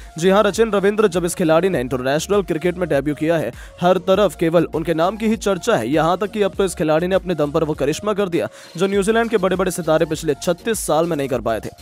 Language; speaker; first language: Hindi; native; Hindi